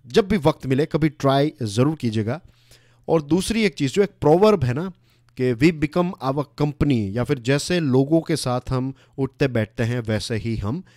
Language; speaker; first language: Hindi; non-native, local second language; Gujarati